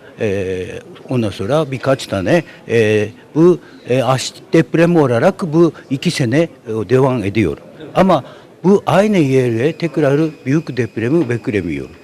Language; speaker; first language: Turkish; non-native, learner; Japanese